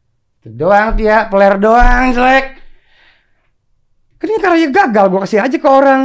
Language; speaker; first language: Indonesian; native; Indonesian